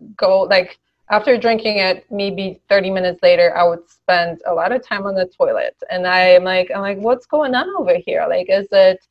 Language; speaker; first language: English; early bilingual, other home language; Polish